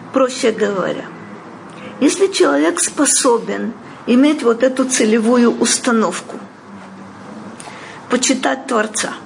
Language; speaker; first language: Russian; native; Russian